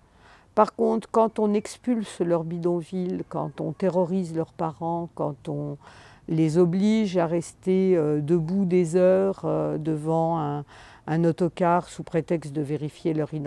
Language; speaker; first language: French; native; French